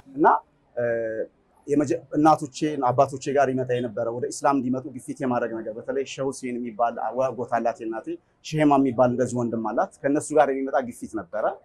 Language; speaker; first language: Amharic; native; Amharic